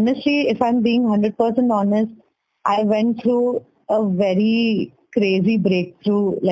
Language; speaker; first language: English; non-native, local second language; Bangla